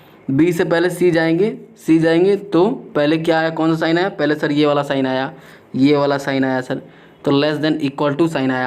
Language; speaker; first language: Hindi; native; Hindi